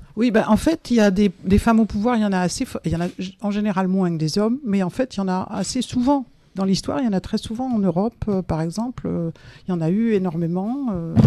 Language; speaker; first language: French; native; French